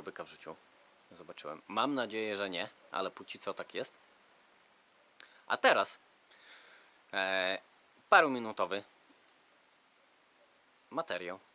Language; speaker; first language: Polish; native; Polish